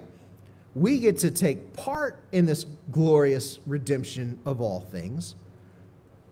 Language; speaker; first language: English; native; English